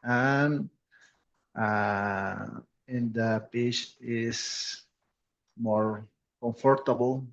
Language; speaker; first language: English; non-native, learner; Spanish